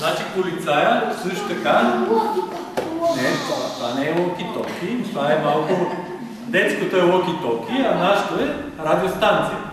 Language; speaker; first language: Bulgarian; native; Bulgarian